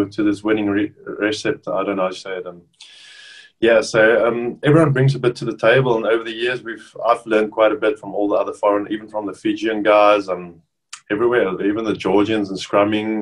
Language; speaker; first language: English; non-native, local second language; Afrikaans